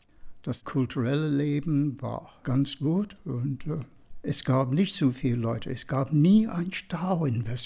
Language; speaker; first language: German; non-native, fluent; English